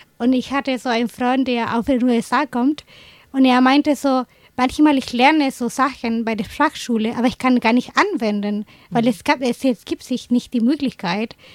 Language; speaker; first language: German; non-native, fluent; Spanish